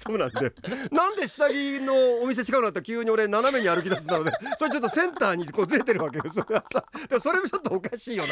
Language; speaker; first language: Japanese; native; Japanese